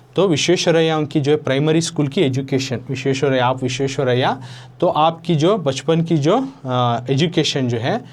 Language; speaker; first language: Hindi; non-native, local second language; Kannada